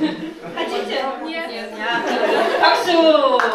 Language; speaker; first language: Russian; non-native, fluent; Korean